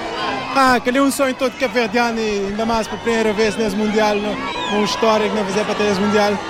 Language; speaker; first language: Portuguese; non-native, local second language; Kabuverdianu